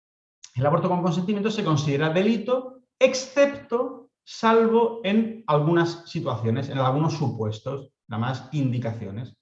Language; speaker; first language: Spanish; native; Spanish